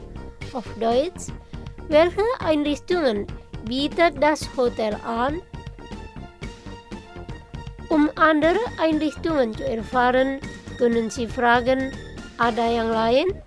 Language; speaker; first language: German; non-native, fluent; Indonesian